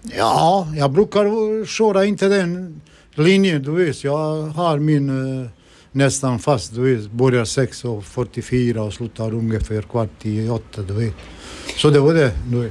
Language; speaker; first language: Swedish; non-native, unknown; Bosnian